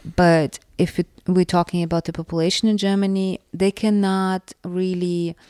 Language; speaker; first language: English; non-native, fluent; Russian